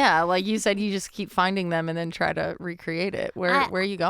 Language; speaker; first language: English; native; English